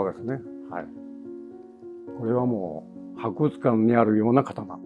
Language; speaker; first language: Japanese; native; Japanese